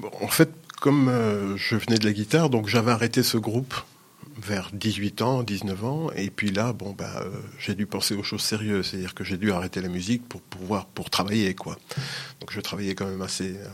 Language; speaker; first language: French; early bilingual, other home language; Sicilian